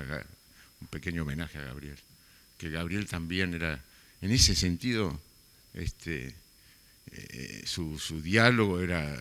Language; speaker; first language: Spanish; native; Spanish